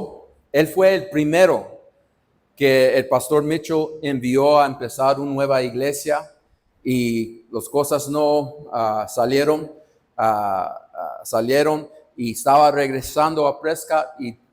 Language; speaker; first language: Spanish; non-native, fluent; English